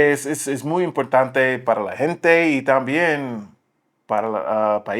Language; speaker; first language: Spanish; non-native, learner; English